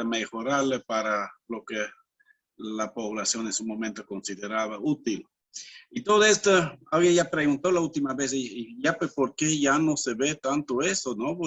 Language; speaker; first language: Spanish; non-native, fluent; Dutch